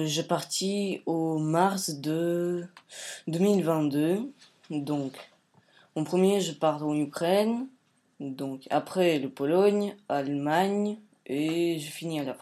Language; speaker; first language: French; non-native, learner; Ukrainian